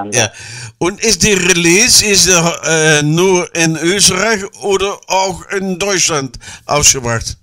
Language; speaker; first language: German; non-native, learner; Dutch